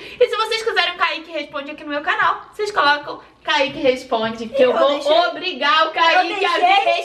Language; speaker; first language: Portuguese; native; Portuguese